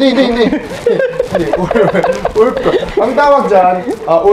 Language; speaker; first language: Filipino; non-native, fluent; Korean